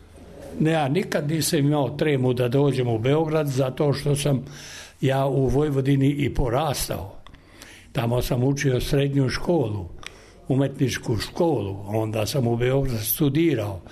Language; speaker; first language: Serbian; non-native, local second language; Albanian